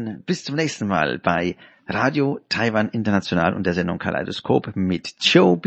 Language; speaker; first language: German; native; German